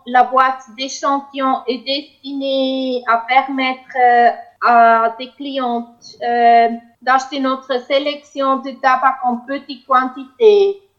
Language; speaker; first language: French; non-native, local second language; German